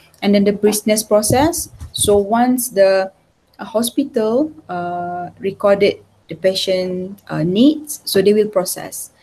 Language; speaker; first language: English; non-native, local second language; Malay